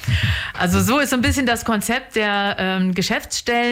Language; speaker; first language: German; native; German